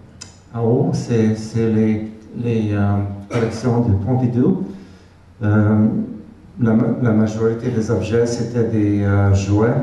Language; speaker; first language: French; non-native, fluent; Hungarian